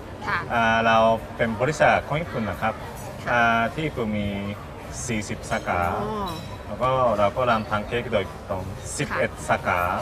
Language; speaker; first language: Thai; non-native, learner; Japanese